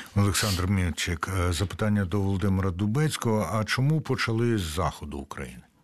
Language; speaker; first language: Ukrainian; native; Ukrainian